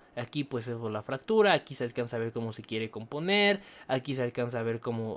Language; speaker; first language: Spanish; native; Spanish